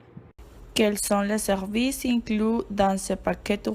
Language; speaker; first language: French; non-native, learner; Spanish